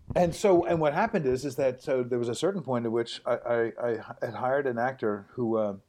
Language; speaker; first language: English; native; English